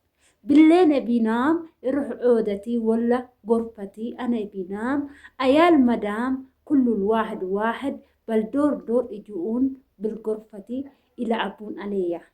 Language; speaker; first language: Arabic; non-native, learner; Oromo